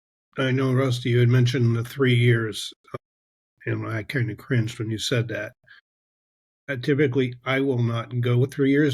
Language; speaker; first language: English; native; English